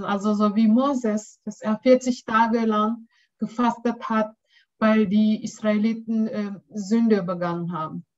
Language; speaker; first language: German; non-native, learner; Indonesian